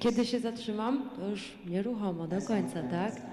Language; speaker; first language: Polish; native; Polish